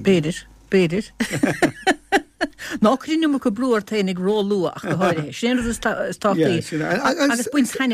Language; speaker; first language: Irish; native; Irish